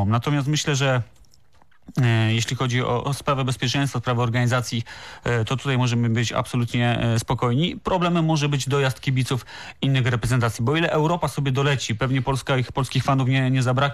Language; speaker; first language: Polish; native; Polish